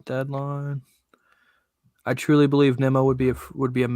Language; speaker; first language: English; native; English